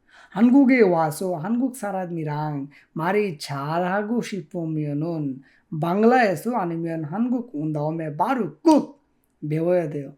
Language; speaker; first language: Korean; non-native, fluent; Bangla